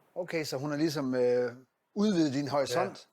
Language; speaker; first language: Danish; native; Danish